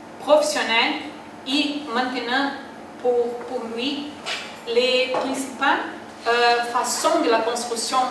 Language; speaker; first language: French; non-native, learner; Portuguese